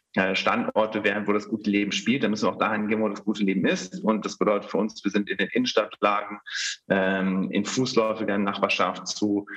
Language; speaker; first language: German; native; German